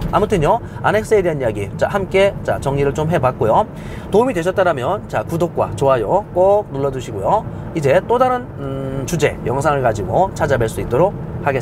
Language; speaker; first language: Korean; native; Korean